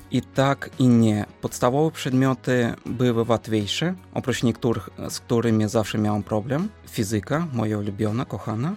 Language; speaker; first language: Polish; non-native, fluent; Russian